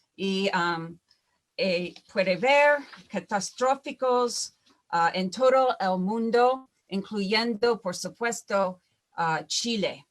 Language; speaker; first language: Spanish; non-native, fluent; English